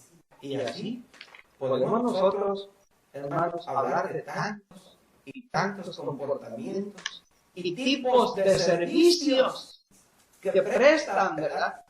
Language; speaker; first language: Spanish; native; Spanish